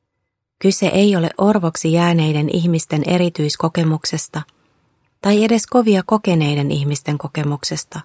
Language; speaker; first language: Finnish; native; Finnish